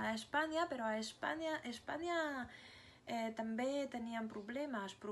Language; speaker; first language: Catalan; non-native, fluent; Russian